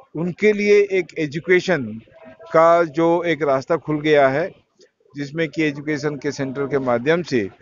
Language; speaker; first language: Hindi; non-native, local second language; Odia